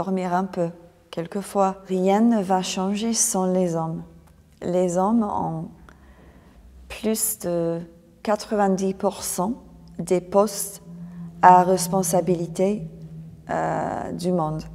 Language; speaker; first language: French; non-native, fluent; English